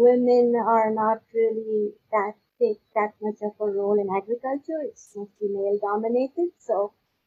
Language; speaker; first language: English; non-native, local second language; Urdu